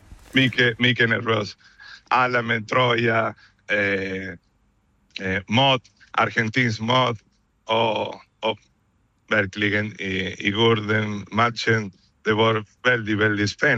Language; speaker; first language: Swedish; non-native, learner; Spanish